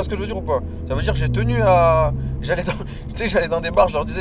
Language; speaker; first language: French; native; French